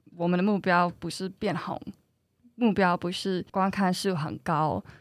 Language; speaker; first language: Chinese; non-native, fluent; English